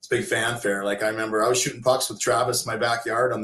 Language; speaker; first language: English; native; English